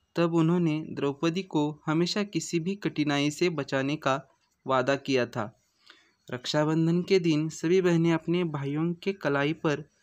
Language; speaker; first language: Hindi; non-native, local second language; Marathi